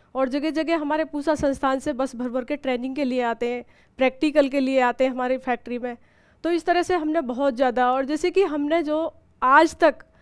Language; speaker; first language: Hindi; native; Hindi